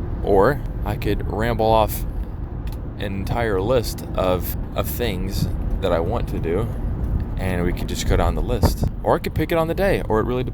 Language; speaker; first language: English; native; English